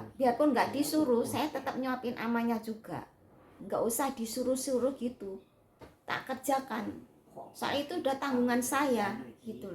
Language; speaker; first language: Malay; non-native, local second language; Javanese